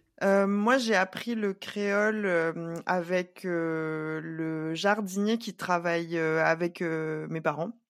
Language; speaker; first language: French; native; French